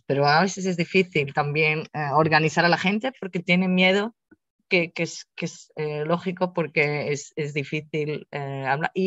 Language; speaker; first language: Spanish; non-native, fluent; Dutch